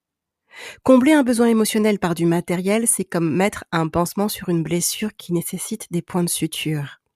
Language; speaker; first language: French; native; French